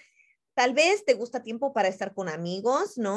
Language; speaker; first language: Spanish; non-native, fluent; English